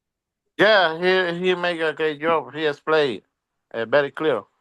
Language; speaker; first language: English; non-native, learner; Spanish